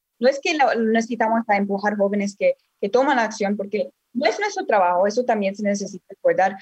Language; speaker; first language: Spanish; early bilingual, heritage; Spanish